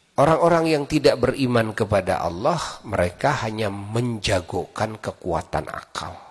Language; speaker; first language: Indonesian; non-native, local second language; Sundanese